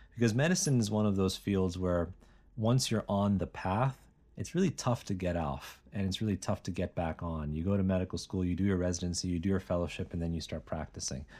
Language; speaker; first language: English; native; English